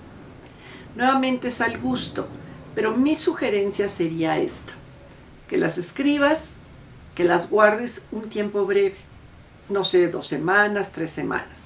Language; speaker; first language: Spanish; native; Spanish